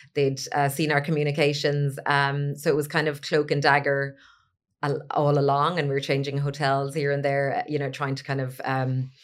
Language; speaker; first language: English; native; English